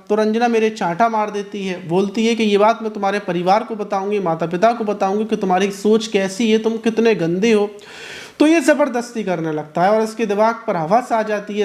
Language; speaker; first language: Hindi; native; Hindi